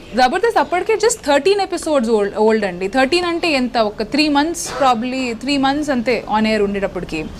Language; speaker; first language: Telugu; non-native, local second language; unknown